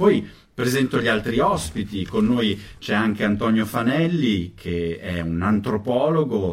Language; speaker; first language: Italian; native; Italian